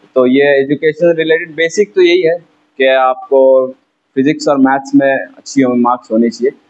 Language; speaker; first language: Hindi; native; Hindi